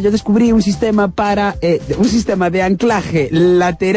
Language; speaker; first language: Spanish; native; Spanish